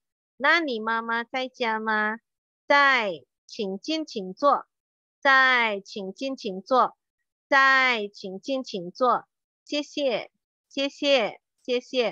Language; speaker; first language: Chinese; non-native, fluent; Indonesian